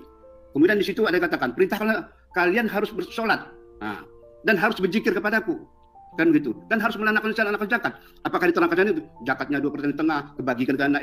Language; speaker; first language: Indonesian; native; Indonesian